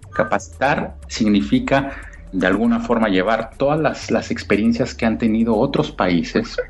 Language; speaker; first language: Spanish; native; Spanish